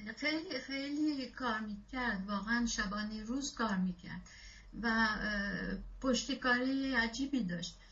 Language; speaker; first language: Persian; non-native, fluent; French